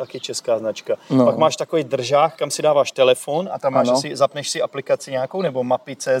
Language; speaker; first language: Czech; native; Czech